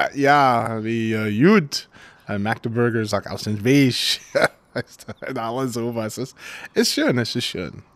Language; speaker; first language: German; non-native, fluent; English